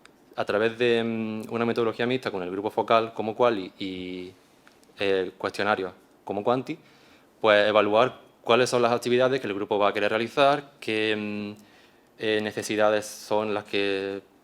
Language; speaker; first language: Spanish; native; Spanish